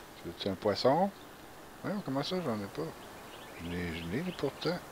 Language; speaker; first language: French; native; French